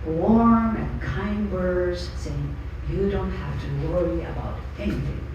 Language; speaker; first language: English; non-native, fluent; Japanese